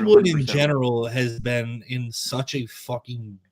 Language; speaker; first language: English; native; English